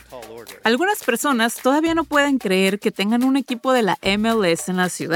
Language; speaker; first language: Spanish; native; Spanish